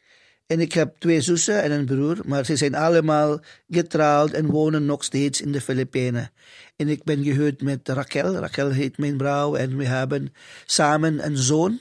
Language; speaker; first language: Dutch; non-native, fluent; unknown